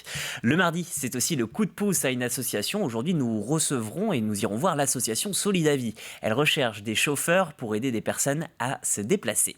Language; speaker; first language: French; native; French